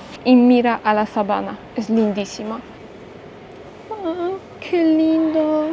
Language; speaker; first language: Spanish; non-native, fluent; Polish